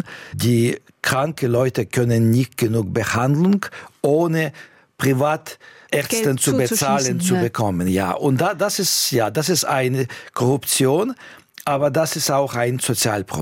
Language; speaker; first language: German; non-native, fluent; Russian